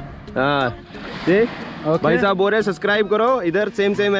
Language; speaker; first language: Hindi; native; Hindi